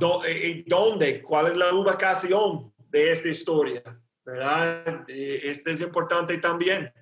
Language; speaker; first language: Spanish; non-native, learner; English